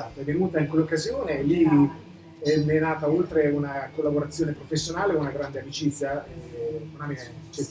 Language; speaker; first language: Italian; native; Italian